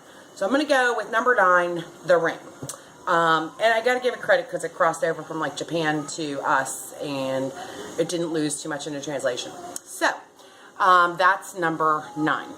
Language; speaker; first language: English; native; English